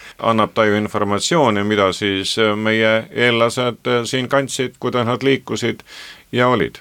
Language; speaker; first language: Estonian; native; Estonian